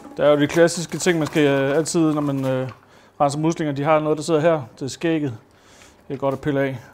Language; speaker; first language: Danish; native; Danish